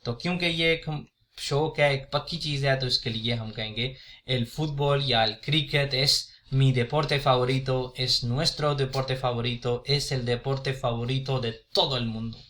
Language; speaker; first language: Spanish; non-native, fluent; Urdu